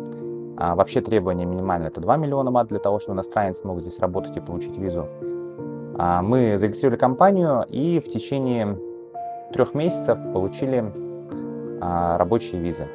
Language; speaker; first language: Russian; native; Russian